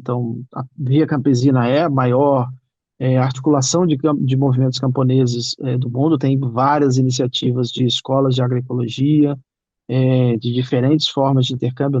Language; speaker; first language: Portuguese; native; Portuguese